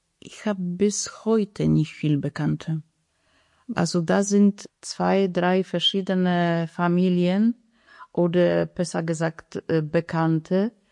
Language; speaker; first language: German; non-native, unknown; Polish